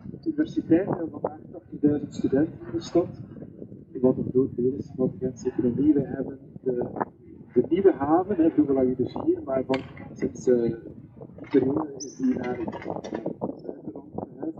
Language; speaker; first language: Dutch; native; Dutch